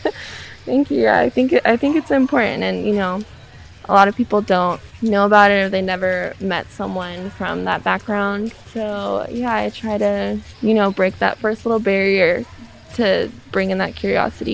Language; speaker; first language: English; native; English